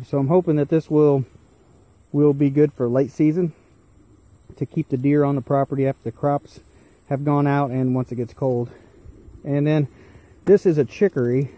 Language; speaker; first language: English; native; English